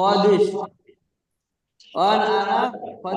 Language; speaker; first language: Russian; non-native, learner; Bangla